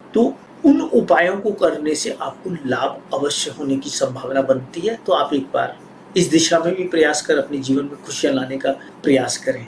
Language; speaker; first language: Hindi; native; Hindi